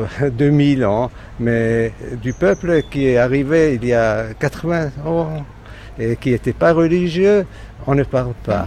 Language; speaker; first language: French; non-native, fluent; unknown